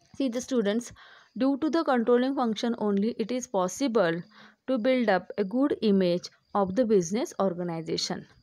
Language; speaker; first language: English; non-native, local second language; Marathi